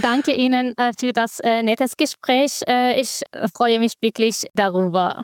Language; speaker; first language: German; non-native, fluent; Arabic